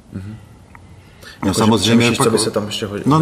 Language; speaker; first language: Czech; native; Czech